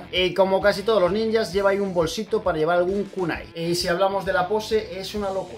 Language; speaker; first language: Spanish; native; Spanish